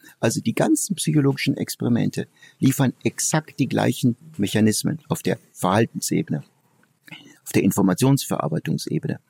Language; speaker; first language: German; early bilingual, other home language; Turkish